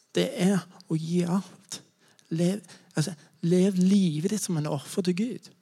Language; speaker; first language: Norwegian; non-native, fluent; English